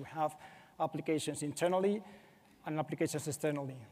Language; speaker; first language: English; non-native, fluent; Spanish